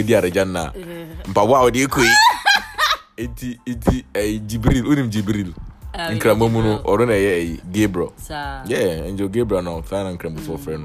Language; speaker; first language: English; non-native, local second language; Akan